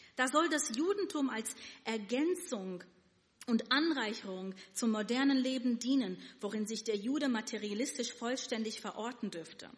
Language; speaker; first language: German; non-native, fluent; Yiddish